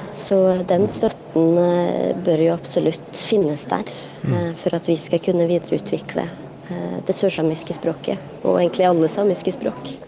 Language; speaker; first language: Norwegian; native; Norwegian